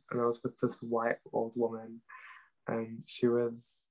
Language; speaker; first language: English; non-native, local second language; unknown